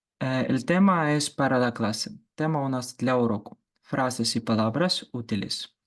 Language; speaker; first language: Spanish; non-native, fluent; Ukrainian